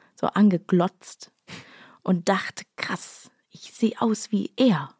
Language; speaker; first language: German; native; German